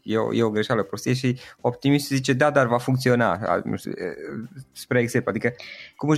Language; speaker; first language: Romanian; native; Romanian